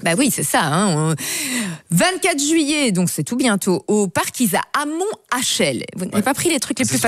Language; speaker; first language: French; native; French